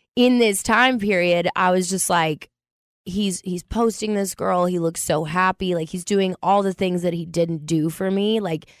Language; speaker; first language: English; native; English